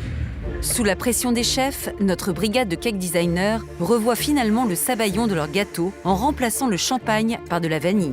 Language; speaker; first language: French; native; French